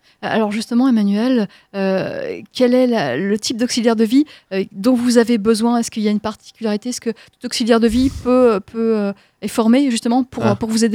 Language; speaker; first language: French; native; French